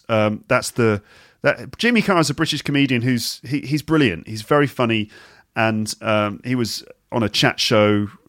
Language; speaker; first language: English; native; English